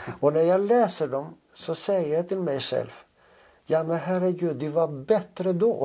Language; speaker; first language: Swedish; non-native, fluent; Greek